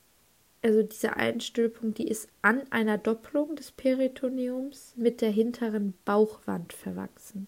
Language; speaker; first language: German; native; German